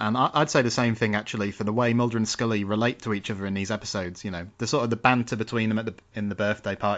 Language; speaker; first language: English; native; English